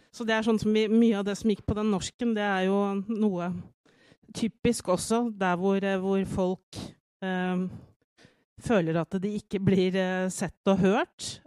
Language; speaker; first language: Norwegian; native; Norwegian